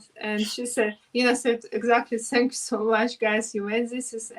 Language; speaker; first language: English; non-native, learner; Ukrainian